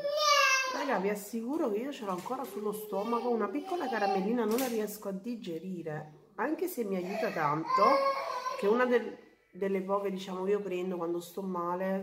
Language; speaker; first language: Italian; native; Italian